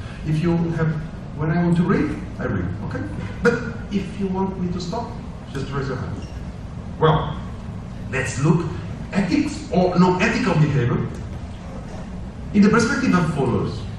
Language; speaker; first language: English; non-native, fluent; Portuguese